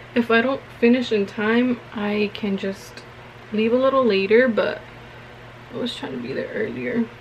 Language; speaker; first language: English; early bilingual, other home language; Spanish